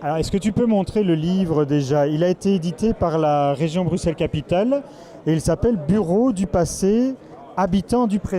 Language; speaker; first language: French; native; French